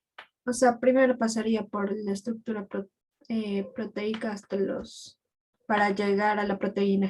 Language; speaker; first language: Spanish; native; Spanish